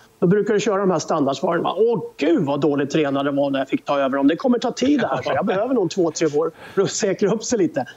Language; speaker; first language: Swedish; native; Swedish